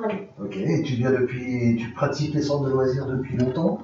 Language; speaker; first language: French; native; French